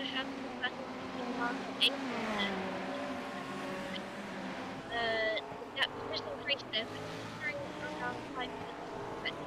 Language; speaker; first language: English; native; English